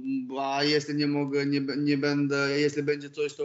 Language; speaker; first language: Polish; non-native, fluent; Romanian